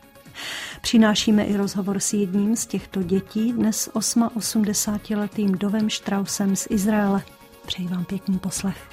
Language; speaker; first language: Czech; native; Czech